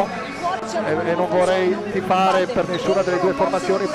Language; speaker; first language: Italian; native; Italian